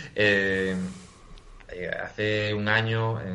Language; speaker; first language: Spanish; native; Spanish